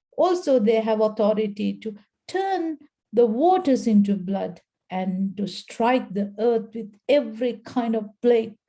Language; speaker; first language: English; non-native, local second language; Sinhala